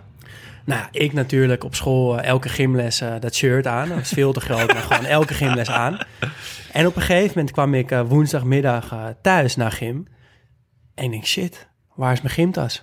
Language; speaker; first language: Dutch; native; Dutch